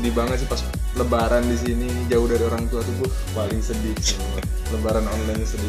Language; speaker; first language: Indonesian; native; Indonesian